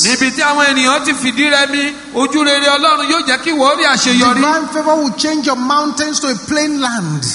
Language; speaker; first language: English; non-native, local second language; Yoruba